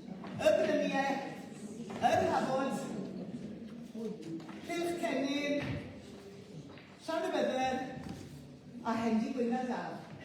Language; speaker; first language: Welsh; native; Welsh